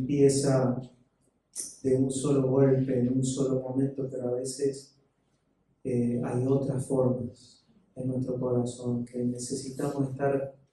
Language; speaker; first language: Spanish; native; Spanish